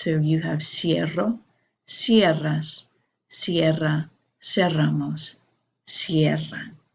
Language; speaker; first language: Spanish; non-native, fluent; English